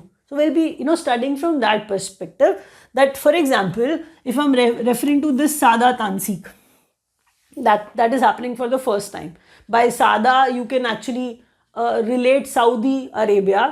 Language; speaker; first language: English; non-native, local second language; Hindi